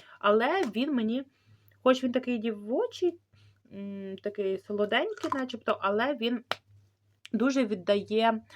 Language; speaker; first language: Ukrainian; native; Ukrainian